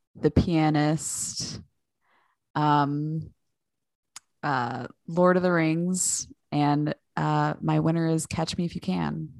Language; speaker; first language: English; native; English